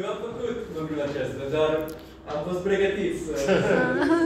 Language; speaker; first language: Romanian; non-native, learner; English